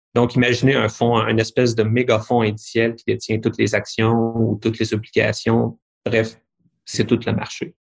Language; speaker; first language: French; native; French